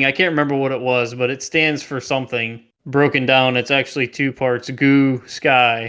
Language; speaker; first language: English; native; English